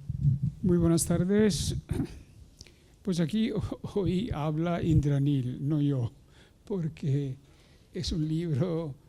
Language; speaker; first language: Spanish; non-native, fluent; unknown